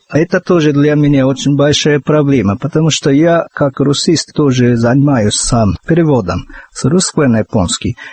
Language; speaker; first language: Russian; non-native, fluent; Japanese